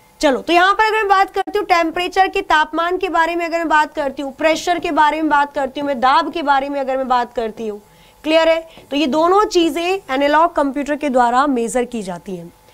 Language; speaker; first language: Hindi; native; Hindi